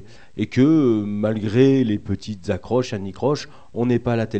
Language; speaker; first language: French; native; French